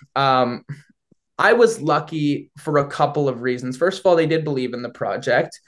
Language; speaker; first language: English; native; English